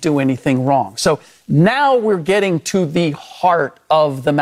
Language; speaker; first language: English; early bilingual, other home language; German